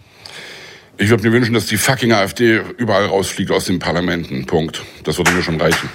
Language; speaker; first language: German; native; German